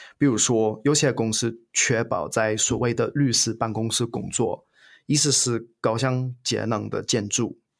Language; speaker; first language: Chinese; non-native, fluent; English